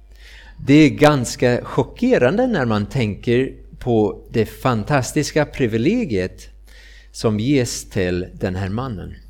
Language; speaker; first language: Swedish; non-native, fluent; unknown